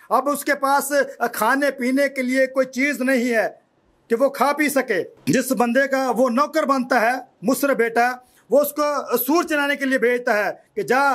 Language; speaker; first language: Urdu; non-native, local second language; Punjabi